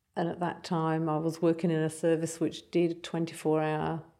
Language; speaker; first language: English; native; English